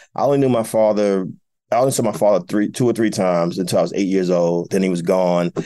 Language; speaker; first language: English; native; English